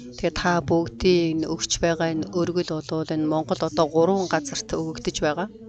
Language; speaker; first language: Mongolian; non-native, fluent; Korean